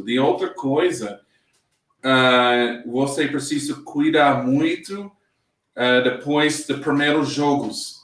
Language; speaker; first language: Portuguese; non-native, learner; English